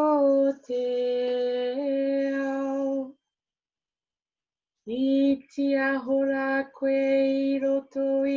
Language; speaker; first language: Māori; non-native, fluent; English